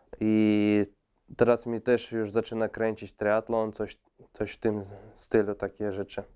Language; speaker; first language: Polish; non-native, fluent; Russian